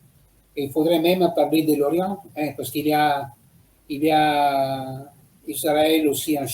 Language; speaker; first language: French; non-native, fluent; Italian